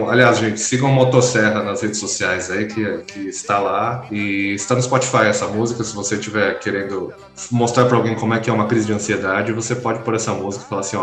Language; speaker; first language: Portuguese; native; Portuguese